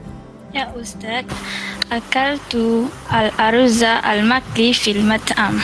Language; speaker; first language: Arabic; non-native, learner; Malay